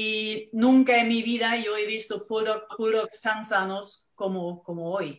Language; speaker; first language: Spanish; non-native, fluent; German